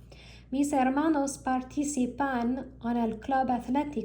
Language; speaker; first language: Spanish; non-native, learner; English